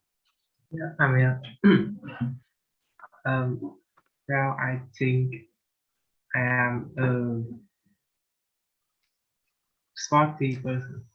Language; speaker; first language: English; non-native, learner; Vietnamese